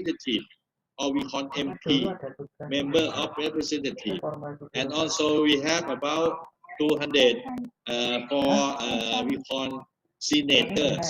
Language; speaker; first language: English; non-native, fluent; Thai